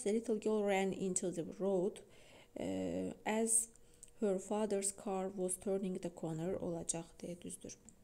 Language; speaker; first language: English; non-native, fluent; Azerbaijani